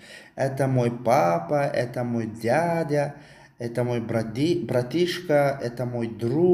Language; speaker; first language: Russian; non-native, fluent; Tajik